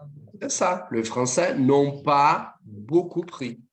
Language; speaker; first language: French; non-native, fluent; Portuguese